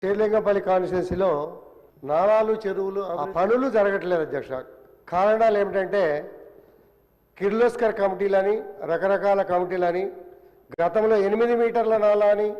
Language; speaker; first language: Telugu; native; Telugu